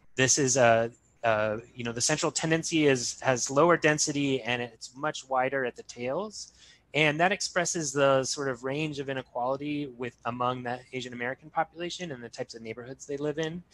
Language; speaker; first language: English; native; English